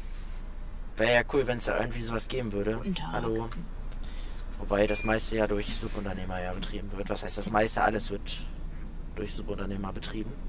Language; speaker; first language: German; native; German